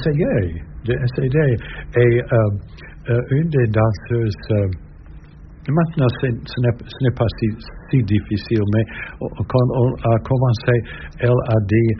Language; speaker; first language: French; non-native, learner; English